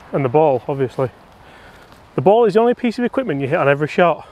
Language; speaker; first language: English; native; English